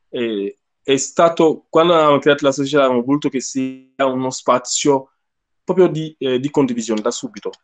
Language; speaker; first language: Italian; non-native, fluent; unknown